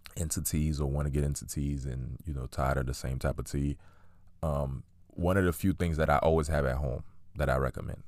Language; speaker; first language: English; early bilingual, other home language; Haitian Creole